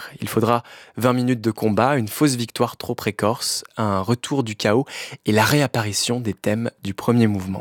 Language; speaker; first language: French; native; French